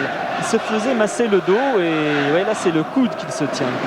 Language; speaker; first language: French; native; French